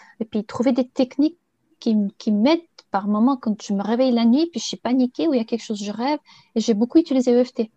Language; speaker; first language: French; non-native, fluent; Bulgarian